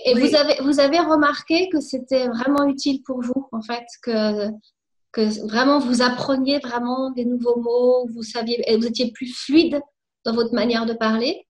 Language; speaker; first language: French; native; French